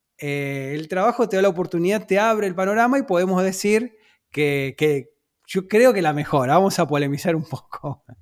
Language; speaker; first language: Spanish; native; Spanish